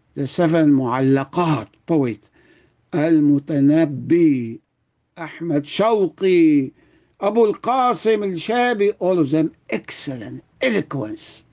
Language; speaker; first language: English; non-native, fluent; Arabic